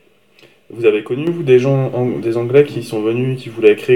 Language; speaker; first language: French; native; French